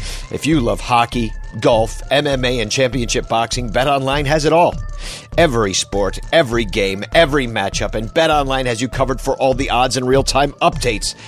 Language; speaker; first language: English; native; English